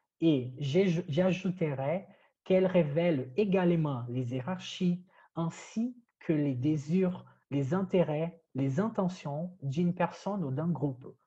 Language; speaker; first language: French; non-native, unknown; Portuguese